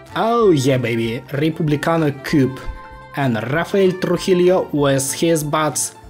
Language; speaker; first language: English; non-native, fluent; Ukrainian